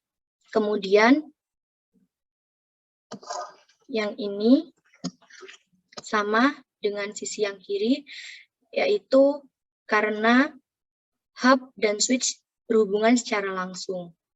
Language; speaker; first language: Indonesian; native; Indonesian